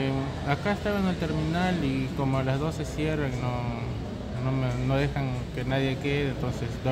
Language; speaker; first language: Spanish; non-native, local second language; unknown